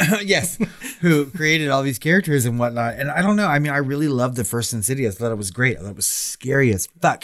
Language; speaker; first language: English; native; English